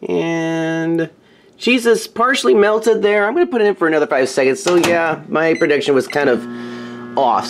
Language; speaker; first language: English; native; English